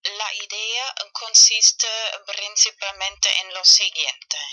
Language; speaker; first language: Spanish; non-native, fluent; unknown